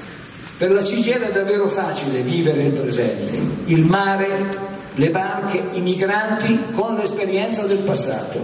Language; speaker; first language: Italian; native; Italian